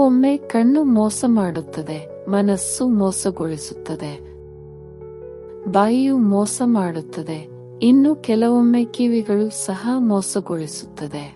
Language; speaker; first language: Kannada; native; Kannada